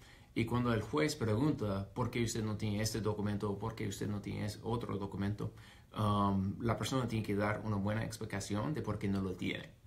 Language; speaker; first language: Spanish; non-native, fluent; English